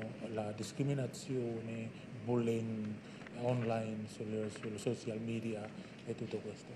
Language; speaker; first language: Italian; non-native, learner; Indonesian